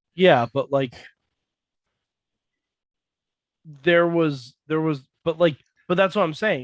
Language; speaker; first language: English; native; English